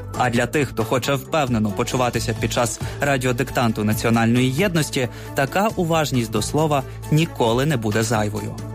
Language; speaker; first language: Ukrainian; native; Ukrainian